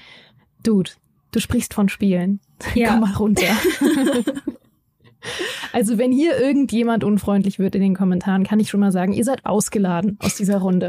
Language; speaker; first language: German; native; German